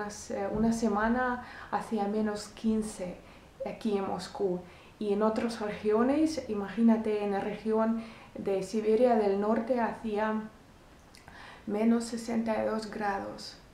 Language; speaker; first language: Spanish; non-native, fluent; Russian